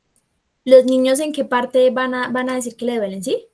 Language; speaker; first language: Spanish; native; Spanish